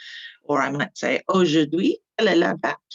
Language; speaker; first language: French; non-native, fluent; English